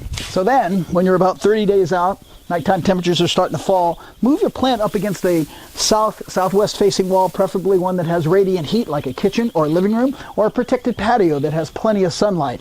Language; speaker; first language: English; native; English